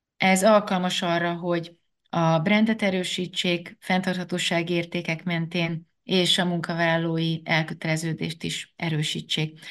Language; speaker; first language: Hungarian; native; Hungarian